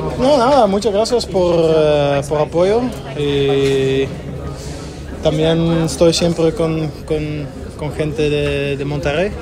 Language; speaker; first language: Spanish; non-native, learner; Dutch